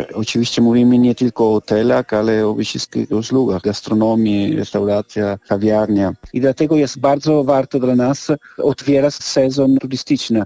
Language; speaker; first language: Polish; non-native, fluent; Italian